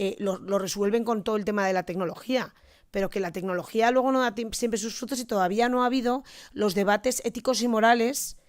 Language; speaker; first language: Spanish; native; Spanish